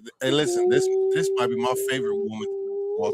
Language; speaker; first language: English; native; English